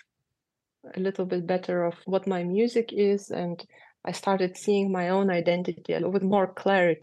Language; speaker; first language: English; non-native, fluent; Lithuanian